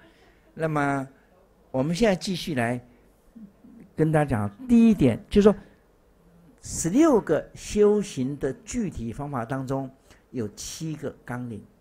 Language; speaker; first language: Chinese; native; Chinese